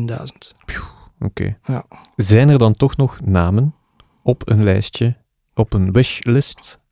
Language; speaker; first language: Dutch; native; Dutch